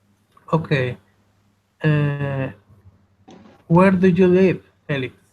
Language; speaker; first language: English; non-native, learner; Spanish